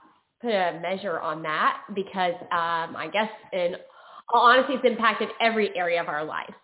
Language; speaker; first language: English; native; English